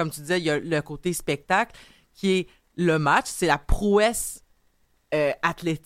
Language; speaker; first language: French; native; French